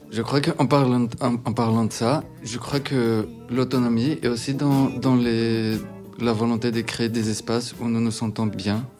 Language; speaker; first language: French; non-native, fluent; Portuguese